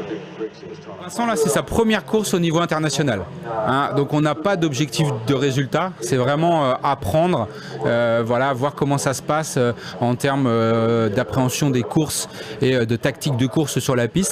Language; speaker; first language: French; native; French